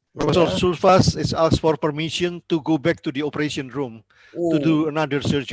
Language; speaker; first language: English; non-native, learner; Indonesian